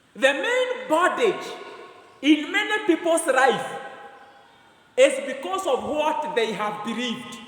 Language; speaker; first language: English; non-native, local second language; Swahili